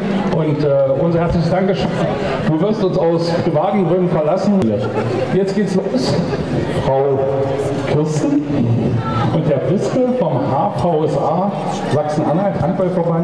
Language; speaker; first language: German; native; German